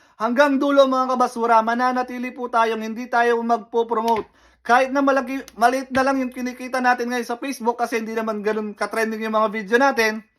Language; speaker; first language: Filipino; native; Filipino